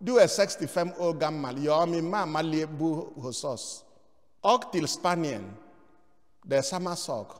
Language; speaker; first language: Swedish; non-native, fluent; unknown